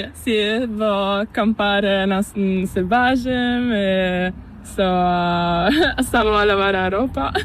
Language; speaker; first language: Spanish; non-native, learner; Italian